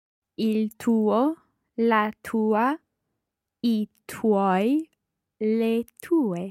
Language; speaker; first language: Italian; non-native, learner; English